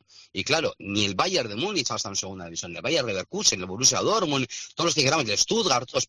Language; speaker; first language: Spanish; native; Spanish